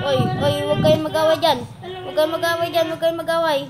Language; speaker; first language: Filipino; native; Filipino